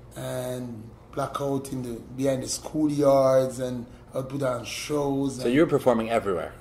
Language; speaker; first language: English; native; English